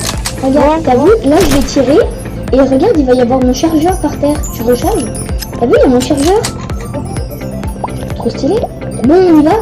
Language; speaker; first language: French; native; French